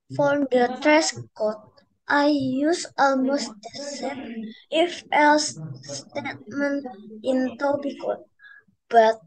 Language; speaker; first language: English; non-native, learner; Indonesian